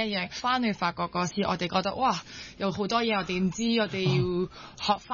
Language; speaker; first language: Cantonese; early bilingual, heritage; French